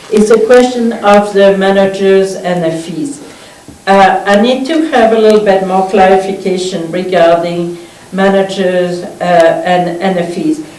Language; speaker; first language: English; non-native, fluent; French